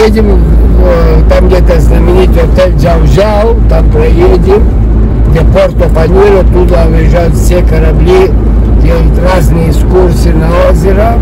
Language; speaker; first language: Russian; early bilingual, heritage; Spanish